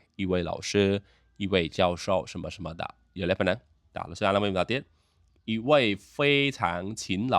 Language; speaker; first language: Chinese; non-native, fluent; Khmer